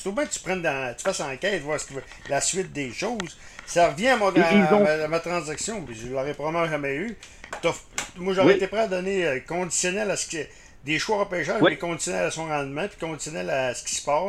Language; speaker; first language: French; native; French